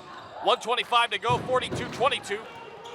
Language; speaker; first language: English; native; English